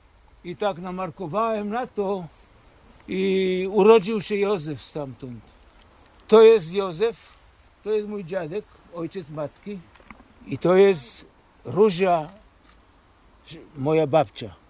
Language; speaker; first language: Polish; early bilingual, heritage; Polish